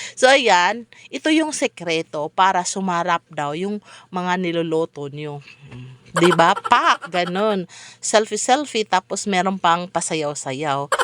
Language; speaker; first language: Filipino; non-native, local second language; Cebuano